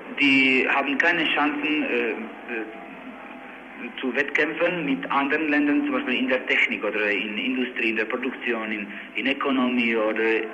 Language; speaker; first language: German; non-native, learner; Czech